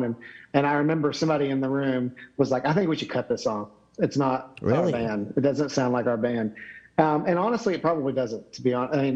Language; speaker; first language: English; native; English